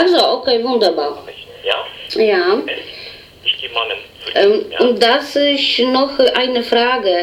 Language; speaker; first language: German; non-native, learner; Polish